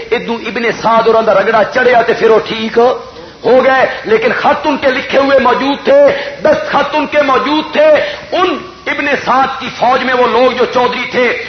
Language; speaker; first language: Urdu; non-native, local second language; Punjabi